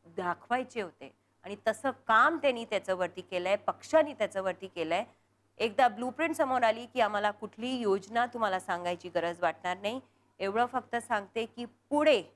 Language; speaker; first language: Marathi; non-native, local second language; Punjabi